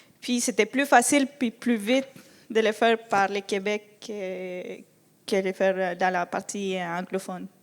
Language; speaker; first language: French; non-native, fluent; Spanish